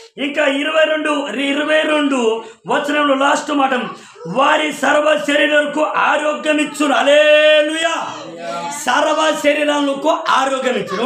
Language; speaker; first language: Telugu; non-native, local second language; Koya